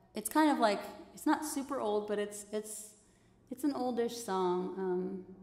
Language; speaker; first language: English; native; English